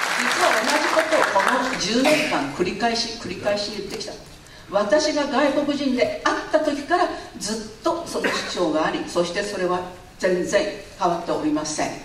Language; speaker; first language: Japanese; non-native, fluent; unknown